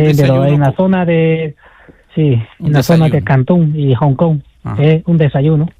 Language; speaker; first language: Spanish; non-native, fluent; Chinese